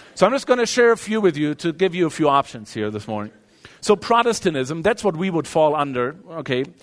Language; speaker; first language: English; non-native, fluent; German